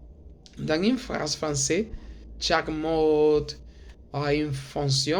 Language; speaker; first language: French; non-native, learner; Spanish